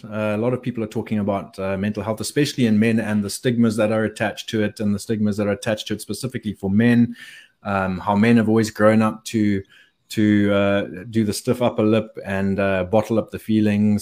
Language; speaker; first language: English; native; English